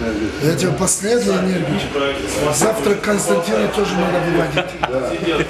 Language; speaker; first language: Russian; non-native, learner; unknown